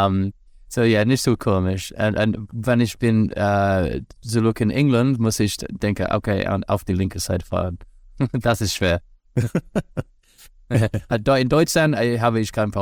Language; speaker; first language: German; non-native, fluent; English